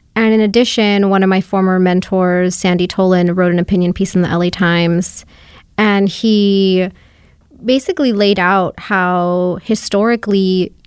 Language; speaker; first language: English; early bilingual, other home language; Spanish